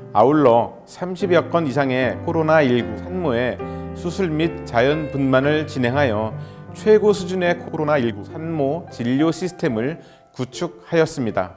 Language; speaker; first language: Korean; native; Korean